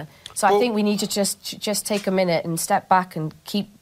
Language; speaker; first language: English; native; English